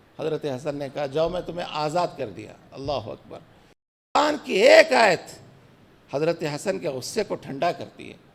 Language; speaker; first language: Urdu; native; Urdu